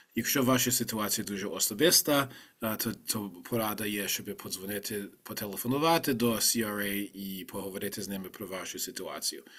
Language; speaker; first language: Ukrainian; early bilingual, other home language; English